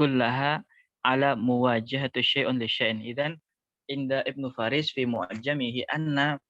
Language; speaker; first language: Arabic; non-native, learner; Indonesian